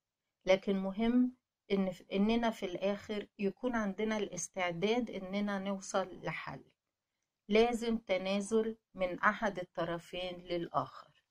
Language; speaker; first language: Arabic; native; Arabic